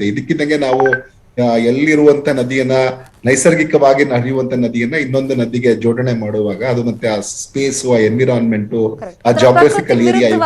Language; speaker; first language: Kannada; native; Kannada